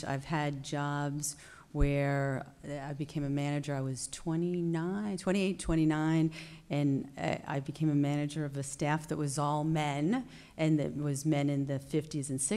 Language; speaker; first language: English; native; English